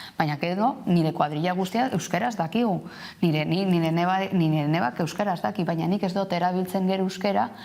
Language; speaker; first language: Basque; non-native, local second language; Spanish